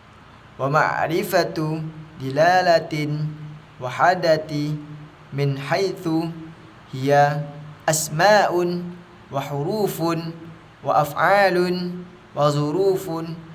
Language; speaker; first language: Arabic; non-native, learner; Indonesian